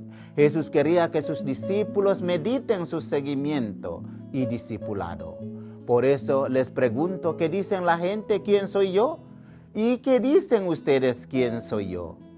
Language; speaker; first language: Spanish; non-native, fluent; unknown